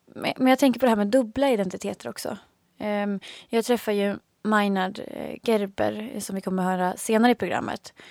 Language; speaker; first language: Swedish; native; Swedish